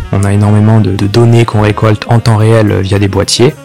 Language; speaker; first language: French; native; French